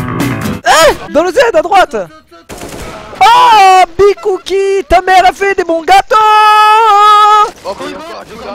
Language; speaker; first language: French; native; French